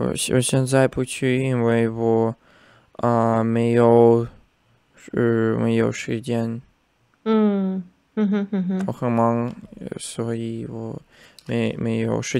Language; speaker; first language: Chinese; non-native, learner; Russian